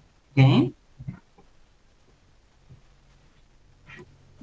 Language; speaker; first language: Spanish; native; Spanish